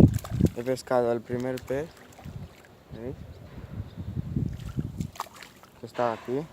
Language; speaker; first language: Spanish; non-native, local second language; Catalan